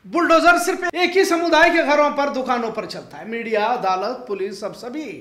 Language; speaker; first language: Hindi; non-native, local second language; Urdu